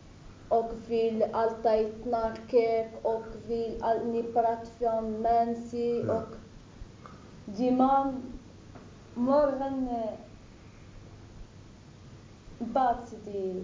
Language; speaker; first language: Dutch; non-native, learner; Arabic